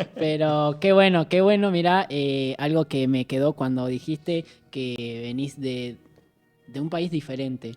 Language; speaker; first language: Spanish; native; Spanish